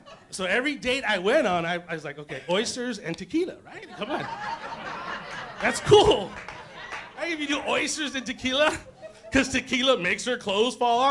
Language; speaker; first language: English; native; English